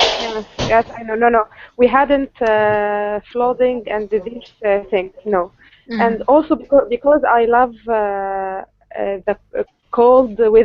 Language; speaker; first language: English; non-native, learner; Arabic